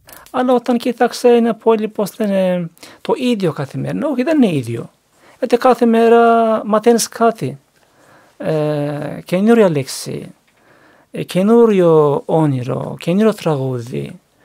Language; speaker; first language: Greek; non-native, learner; Turkish